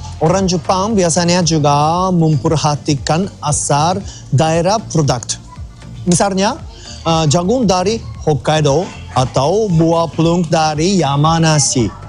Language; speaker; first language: Indonesian; non-native, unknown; Japanese